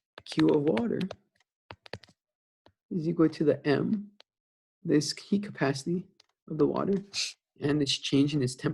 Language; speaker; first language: English; native; English